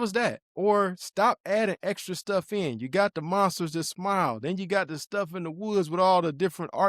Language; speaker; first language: English; native; English